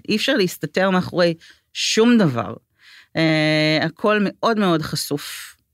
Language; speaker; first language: Hebrew; native; Hebrew